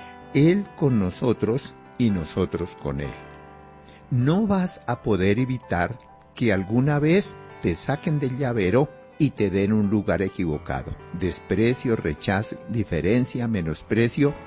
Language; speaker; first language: Spanish; native; Spanish